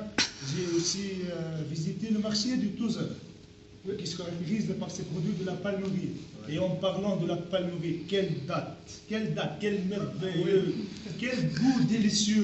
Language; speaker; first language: French; non-native, local second language; Arabic